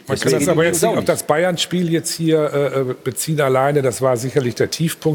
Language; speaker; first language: German; native; German